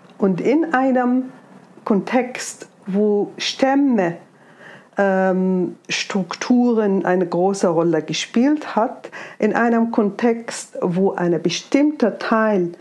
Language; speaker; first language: German; non-native, fluent; Arabic